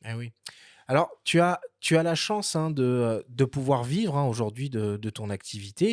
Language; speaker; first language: French; native; French